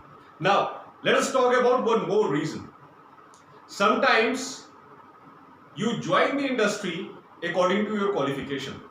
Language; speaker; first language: English; non-native, local second language; Hindi